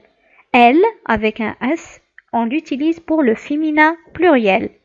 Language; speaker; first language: French; non-native, local second language; Arabic